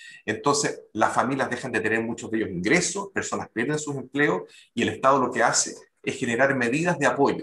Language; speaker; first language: Spanish; native; Spanish